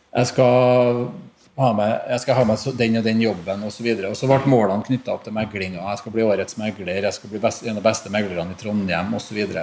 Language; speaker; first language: Norwegian; native; Norwegian